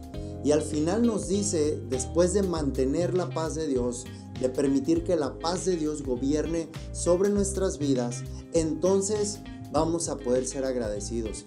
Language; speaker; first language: Spanish; native; Spanish